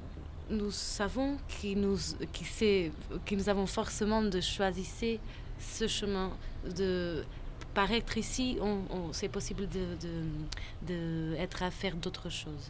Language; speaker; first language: French; non-native, fluent; Portuguese